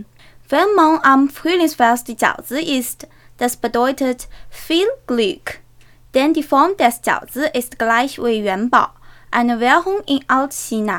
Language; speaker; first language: German; non-native, learner; Chinese